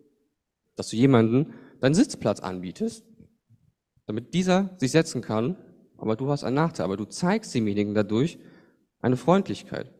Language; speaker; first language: German; native; German